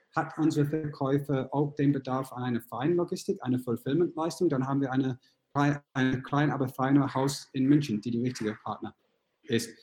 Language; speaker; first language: German; non-native, fluent; English